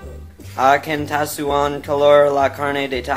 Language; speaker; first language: Spanish; non-native, learner; English